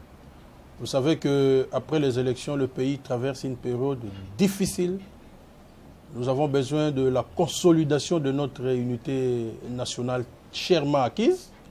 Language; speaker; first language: French; non-native, local second language; Lingala